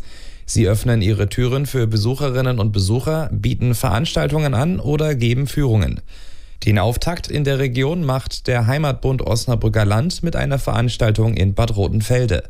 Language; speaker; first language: German; native; German